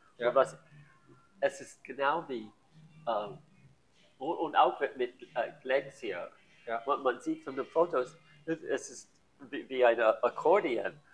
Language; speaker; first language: German; non-native, learner; English